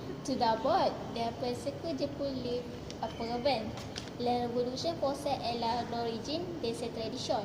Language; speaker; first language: French; non-native, learner; Malay